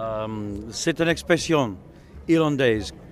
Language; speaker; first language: French; non-native, learner; English